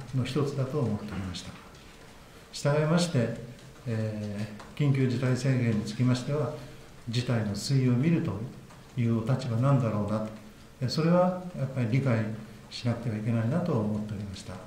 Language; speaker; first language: Japanese; native; Japanese